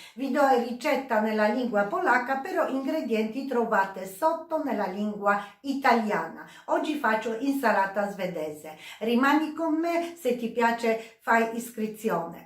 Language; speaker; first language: Italian; non-native, learner; Polish